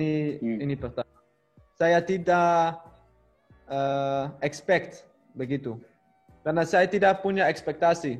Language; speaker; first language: Indonesian; non-native, learner; Dutch